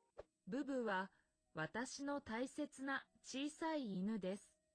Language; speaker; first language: Japanese; non-native, learner; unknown